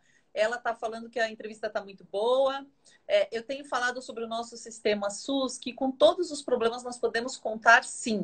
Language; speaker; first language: Portuguese; native; Portuguese